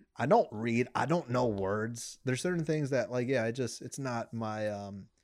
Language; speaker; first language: English; non-native, fluent; Spanish